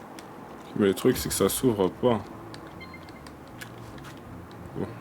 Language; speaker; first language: French; native; French